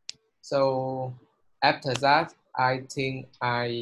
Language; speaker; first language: English; non-native, learner; Vietnamese